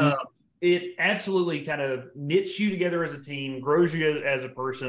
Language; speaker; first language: English; native; English